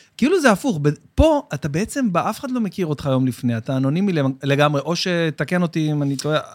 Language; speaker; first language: Hebrew; native; Hebrew